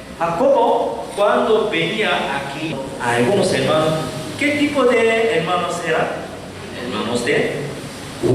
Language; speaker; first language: Spanish; non-native, learner; Korean